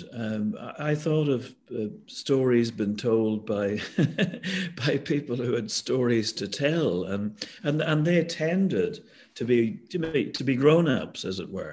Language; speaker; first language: English; native; English